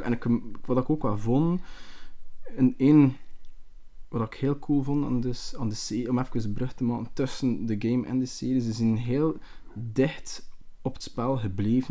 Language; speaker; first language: Dutch; native; Dutch